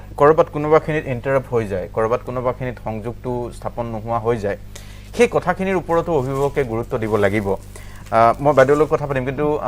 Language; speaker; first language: Assamese; native; Assamese